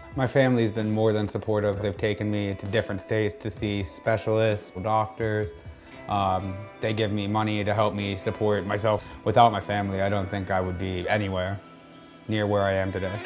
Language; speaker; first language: English; native; English